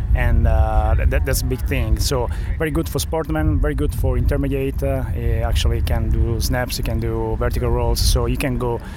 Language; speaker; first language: English; non-native, fluent; Italian